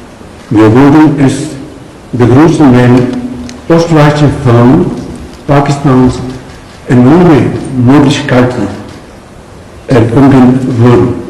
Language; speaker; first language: German; non-native, learner; Punjabi